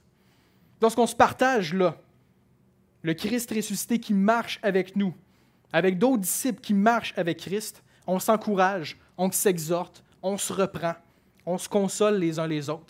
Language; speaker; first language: French; native; French